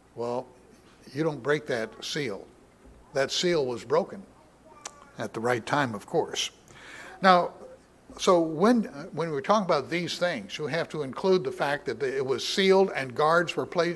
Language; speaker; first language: English; native; English